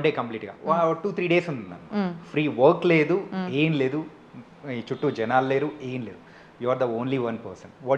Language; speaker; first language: Telugu; native; Telugu